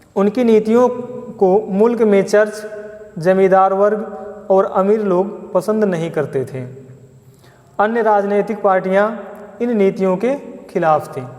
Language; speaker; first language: Hindi; native; Hindi